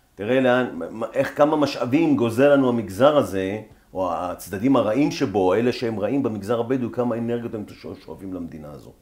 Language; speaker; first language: Hebrew; native; Hebrew